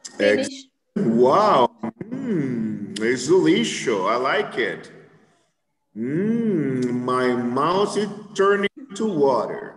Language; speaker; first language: English; non-native, fluent; Spanish